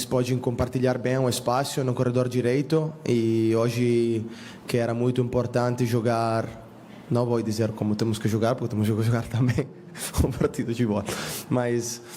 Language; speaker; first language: Portuguese; non-native, fluent; Spanish